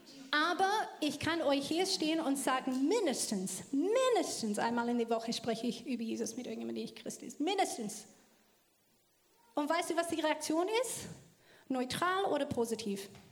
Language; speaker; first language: German; non-native, fluent; English